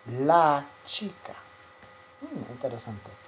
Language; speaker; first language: Spanish; non-native, fluent; English